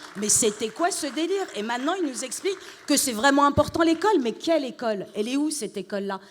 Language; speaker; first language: French; early bilingual, other home language; Persian